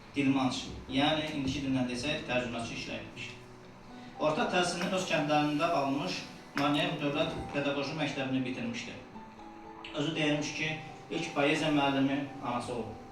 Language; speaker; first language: Azerbaijani; native; Azerbaijani